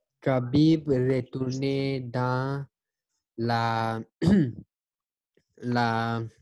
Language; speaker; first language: French; non-native, learner; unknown